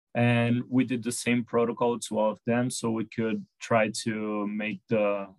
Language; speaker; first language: English; non-native, fluent; Portuguese